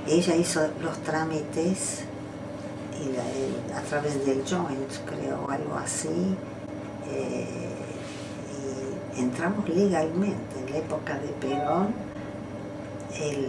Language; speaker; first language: Spanish; non-native, fluent; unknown